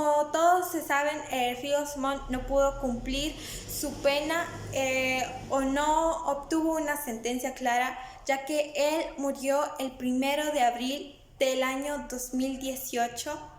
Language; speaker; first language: Spanish; native; Spanish